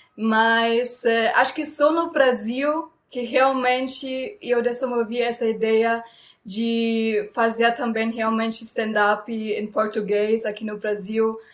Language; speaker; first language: Portuguese; non-native, fluent; German